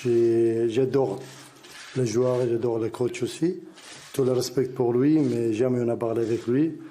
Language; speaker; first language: French; non-native, learner; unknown